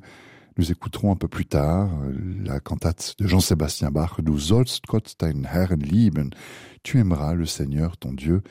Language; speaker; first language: French; native; French